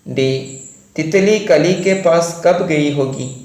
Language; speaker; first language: Hindi; non-native, local second language; Malayalam